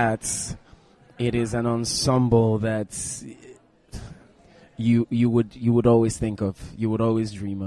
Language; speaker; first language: English; non-native, local second language; Igbo